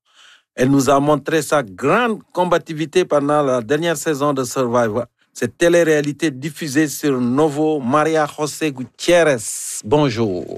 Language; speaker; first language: French; native; French